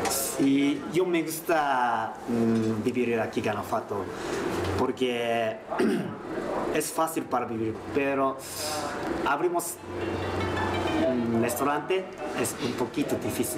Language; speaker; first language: Spanish; non-native, learner; Japanese